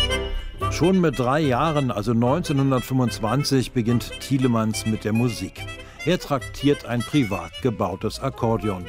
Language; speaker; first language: German; native; German